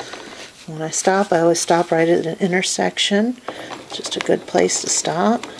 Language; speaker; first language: English; native; English